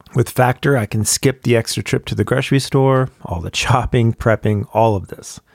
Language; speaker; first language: English; native; English